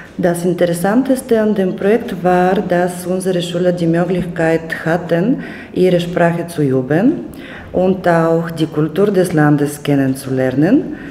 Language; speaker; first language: German; non-native, fluent; Bulgarian